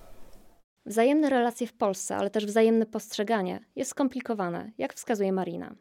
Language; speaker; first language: Polish; native; Polish